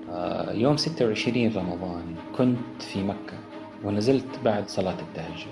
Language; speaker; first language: Arabic; native; Arabic